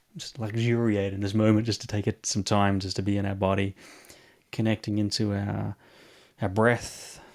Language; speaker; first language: English; native; English